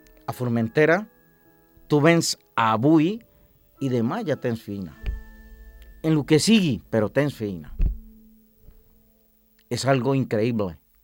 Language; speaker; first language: Catalan; non-native, learner; Spanish